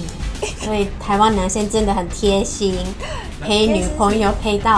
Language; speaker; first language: Chinese; non-native, fluent; Japanese